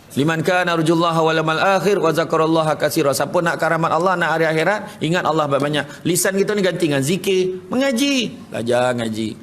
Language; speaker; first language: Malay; native; Malay